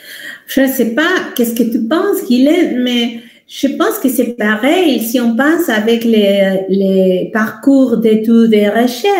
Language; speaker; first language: French; non-native, fluent; Spanish